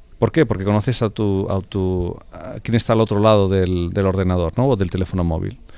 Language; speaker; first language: Spanish; native; Spanish